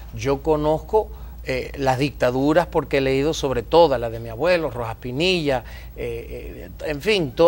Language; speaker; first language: Spanish; early bilingual, heritage; Spanish